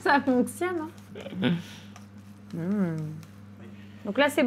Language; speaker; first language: French; native; French